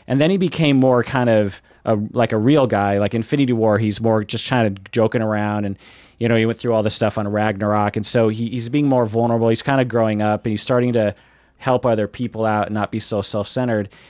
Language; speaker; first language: English; native; English